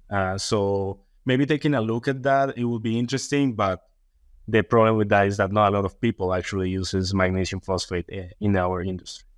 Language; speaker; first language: English; non-native, fluent; Spanish